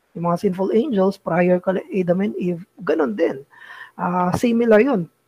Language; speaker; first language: Filipino; native; Filipino